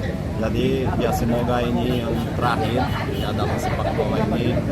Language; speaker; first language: Indonesian; non-native, fluent; Portuguese